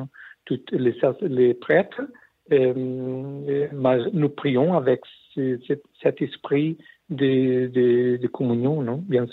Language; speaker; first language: French; non-native, learner; Portuguese